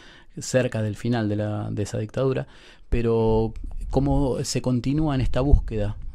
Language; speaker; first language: Spanish; native; Spanish